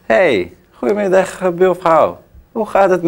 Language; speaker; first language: Dutch; non-native, learner; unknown